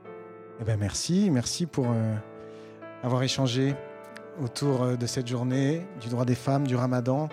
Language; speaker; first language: French; native; French